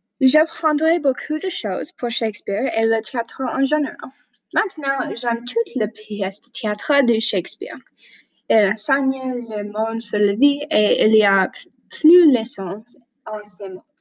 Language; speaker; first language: French; non-native, learner; English